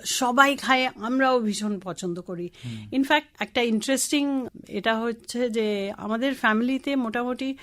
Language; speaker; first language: Bangla; non-native, local second language; Tamil